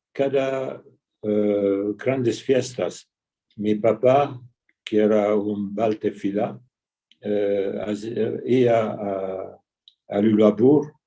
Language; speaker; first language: Spanish; early bilingual, heritage; Ladino